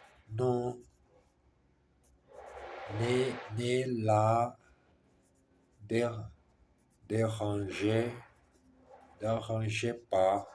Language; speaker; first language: French; non-native, learner; Portuguese